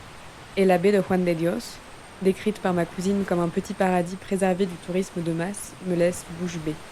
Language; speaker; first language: French; native; French